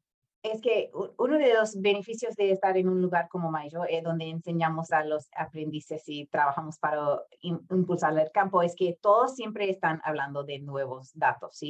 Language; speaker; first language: Spanish; non-native, fluent; English